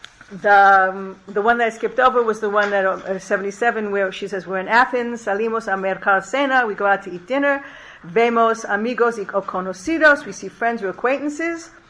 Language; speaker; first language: English; native; English